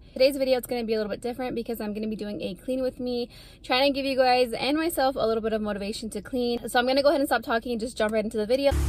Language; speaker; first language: English; native; English